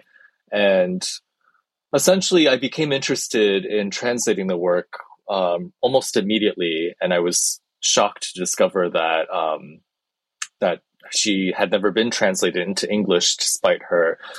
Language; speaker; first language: English; early bilingual, other home language; Chinese